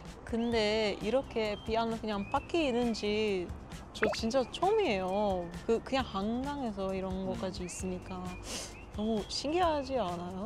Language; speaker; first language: Korean; non-native, learner; Papiamento